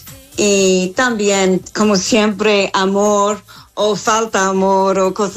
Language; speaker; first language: Spanish; non-native, fluent; English